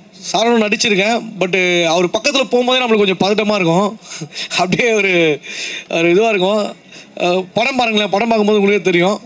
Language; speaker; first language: Tamil; native; Tamil